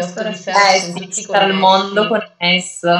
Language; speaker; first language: Italian; native; Italian